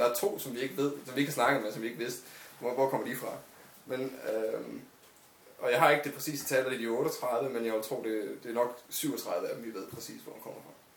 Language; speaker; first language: Danish; native; Danish